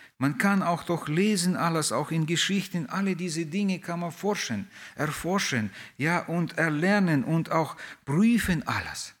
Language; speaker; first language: German; non-native, fluent; Russian